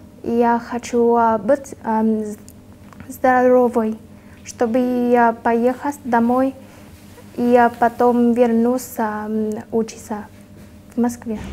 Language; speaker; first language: Russian; non-native, learner; Vietnamese